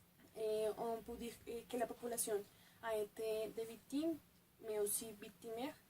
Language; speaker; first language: French; non-native, fluent; Spanish